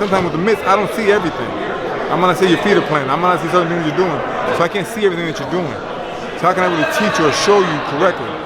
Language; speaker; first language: English; native; English